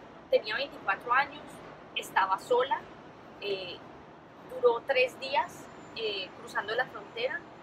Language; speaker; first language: Spanish; early bilingual, heritage; Spanish